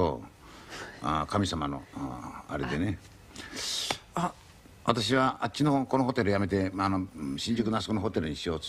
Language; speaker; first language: Japanese; native; Japanese